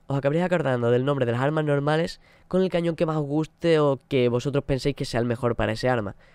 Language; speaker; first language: Spanish; native; Spanish